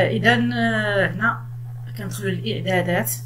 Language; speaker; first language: Arabic; native; Arabic